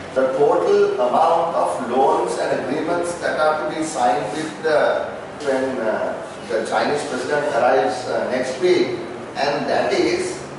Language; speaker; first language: English; non-native, local second language; Sinhala